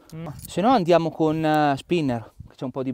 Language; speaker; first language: Italian; native; Italian